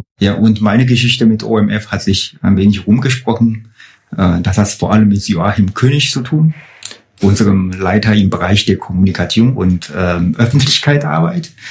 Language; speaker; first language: German; non-native, fluent; Chinese